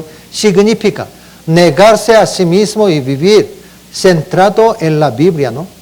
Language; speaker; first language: Spanish; non-native, learner; Korean